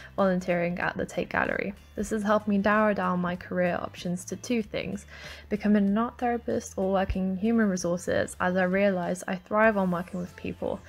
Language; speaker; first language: English; native; English